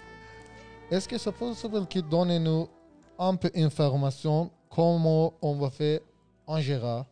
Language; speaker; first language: French; non-native, learner; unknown